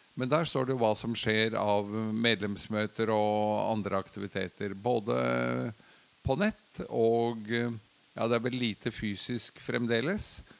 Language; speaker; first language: Norwegian; early bilingual, other home language; Latvian